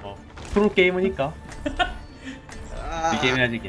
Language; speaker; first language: Korean; native; Korean